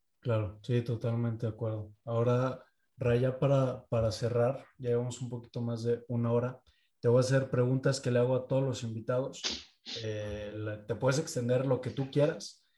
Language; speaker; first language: Spanish; native; Spanish